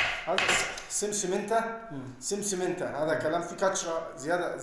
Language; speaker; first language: Arabic; non-native, learner; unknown